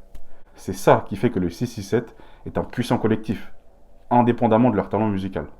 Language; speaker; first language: French; native; French